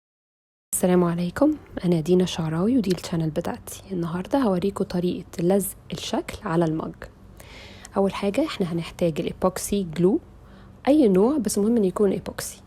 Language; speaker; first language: Arabic; native; Arabic